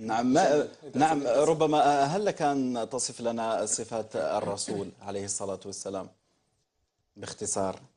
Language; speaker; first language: Arabic; native; Arabic